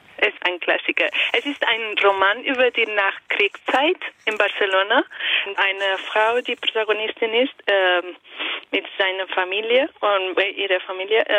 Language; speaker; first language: German; non-native, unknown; Italian